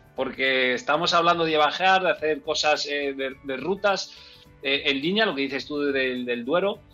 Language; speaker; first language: Spanish; native; Spanish